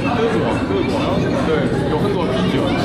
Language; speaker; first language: Chinese; non-native, learner; German